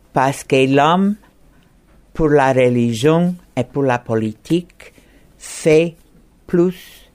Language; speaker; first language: French; non-native, learner; English